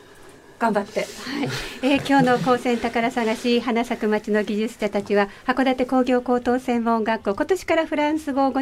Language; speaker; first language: Japanese; native; Japanese